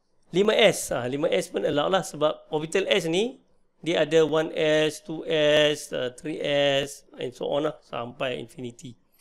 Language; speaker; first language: English; non-native, local second language; Malay